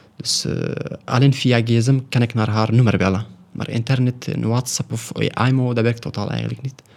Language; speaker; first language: Dutch; non-native, learner; Pashto